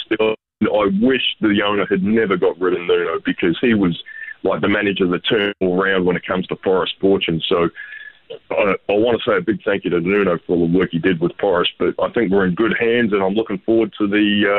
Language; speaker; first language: English; native; English